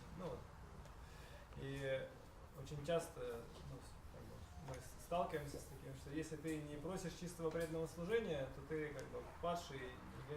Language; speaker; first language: Russian; native; Russian